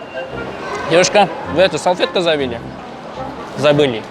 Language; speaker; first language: Russian; non-native, local second language; Kazakh